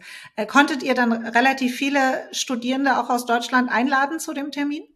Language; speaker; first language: German; native; German